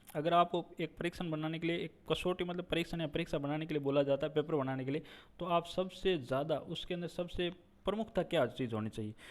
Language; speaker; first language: Hindi; non-native, local second language; Gujarati